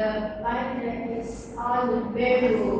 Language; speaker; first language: English; non-native, learner; Indonesian